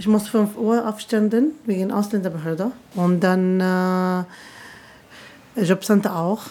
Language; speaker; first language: German; non-native, learner; Arabic